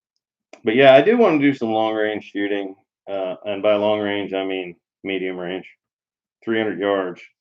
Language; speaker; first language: English; native; English